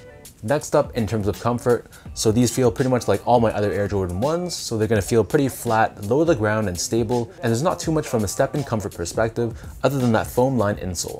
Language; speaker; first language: English; native; English